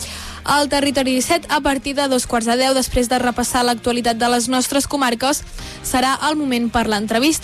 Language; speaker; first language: Catalan; native; Catalan